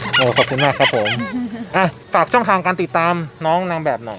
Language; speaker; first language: Thai; native; Thai